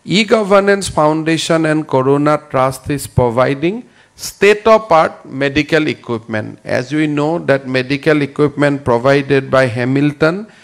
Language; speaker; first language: English; non-native, local second language; Assamese